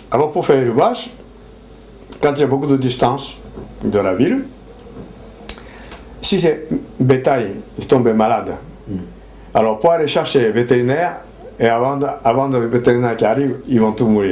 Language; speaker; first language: French; non-native, fluent; Japanese